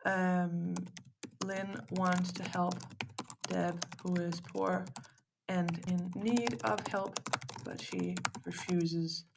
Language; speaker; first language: English; non-native, fluent; Danish